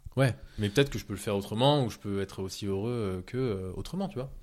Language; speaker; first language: French; early bilingual, other home language; Vietnamese